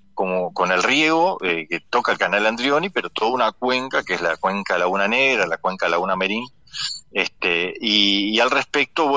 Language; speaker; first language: Spanish; native; Spanish